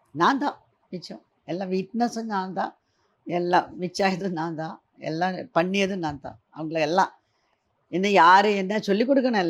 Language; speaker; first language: Tamil; non-native, learner; Malayalam